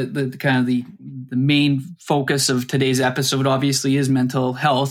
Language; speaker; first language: English; native; English